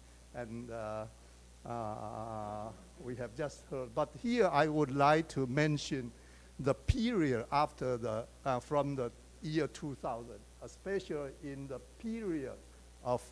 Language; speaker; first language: English; non-native, fluent; Chinese